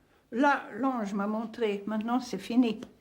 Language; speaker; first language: French; non-native, fluent; Hungarian